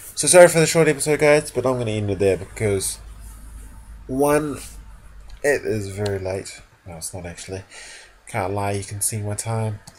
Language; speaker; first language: English; native; English